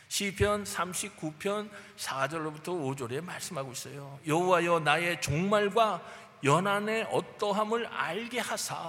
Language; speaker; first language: Korean; native; Korean